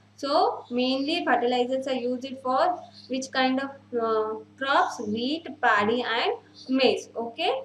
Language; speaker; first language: English; non-native, local second language; Telugu